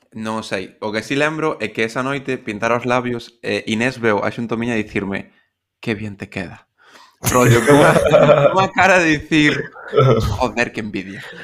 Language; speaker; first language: Galician; non-native, local second language; Spanish